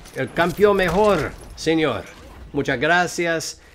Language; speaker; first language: Spanish; non-native, learner; English